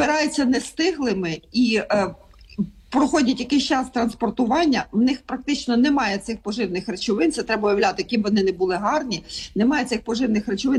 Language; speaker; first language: Ukrainian; native; Ukrainian